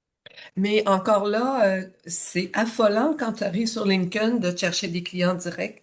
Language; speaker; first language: French; native; French